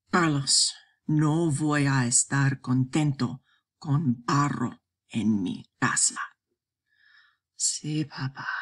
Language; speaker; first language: Spanish; non-native, fluent; English